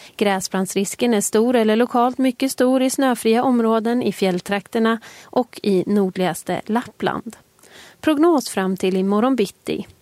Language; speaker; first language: Swedish; native; Swedish